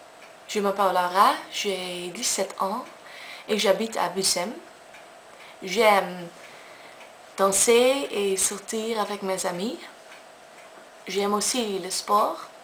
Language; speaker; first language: French; non-native, learner; Dutch